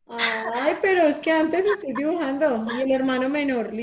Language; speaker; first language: Spanish; native; Spanish